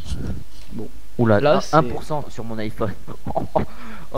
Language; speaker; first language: French; native; French